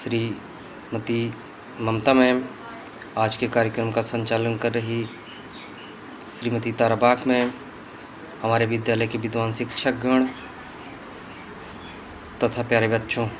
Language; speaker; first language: Hindi; native; Hindi